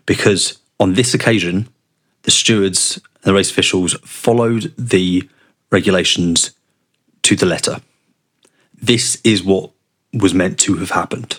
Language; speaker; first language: English; native; English